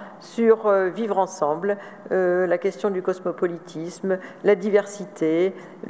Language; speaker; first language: French; native; French